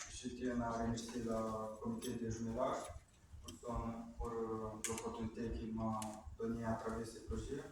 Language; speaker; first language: French; non-native, fluent; Romanian